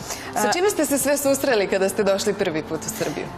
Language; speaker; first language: Bosnian; native; Bosnian